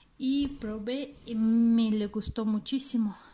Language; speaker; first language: Spanish; non-native, fluent; Russian